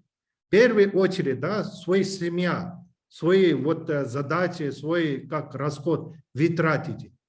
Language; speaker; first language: Russian; non-native, learner; English